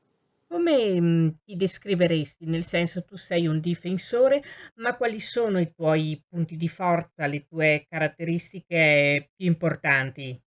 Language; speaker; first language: Italian; native; Italian